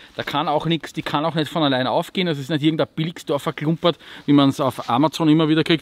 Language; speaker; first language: German; native; German